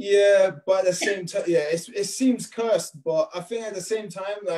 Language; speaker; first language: English; native; English